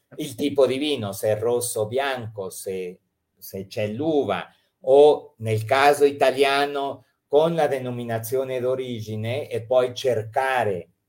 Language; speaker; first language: Italian; early bilingual, heritage; Italian